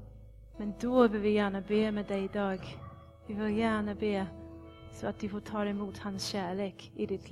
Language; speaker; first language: Swedish; non-native, fluent; English